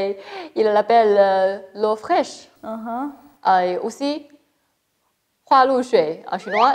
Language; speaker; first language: French; non-native, fluent; Chinese